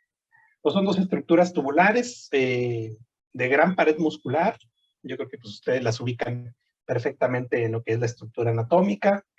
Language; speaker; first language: Spanish; native; Spanish